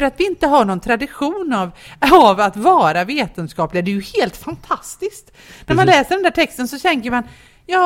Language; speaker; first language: Swedish; native; Swedish